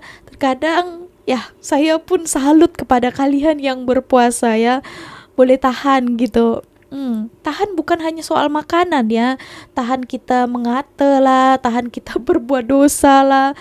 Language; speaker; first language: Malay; non-native, local second language; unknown